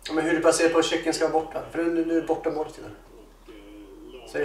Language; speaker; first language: Swedish; native; Swedish